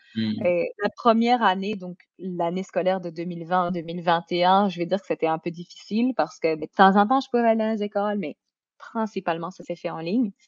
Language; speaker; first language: French; native; French